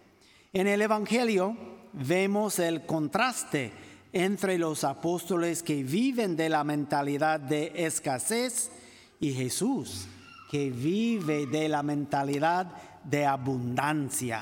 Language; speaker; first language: Spanish; non-native, fluent; English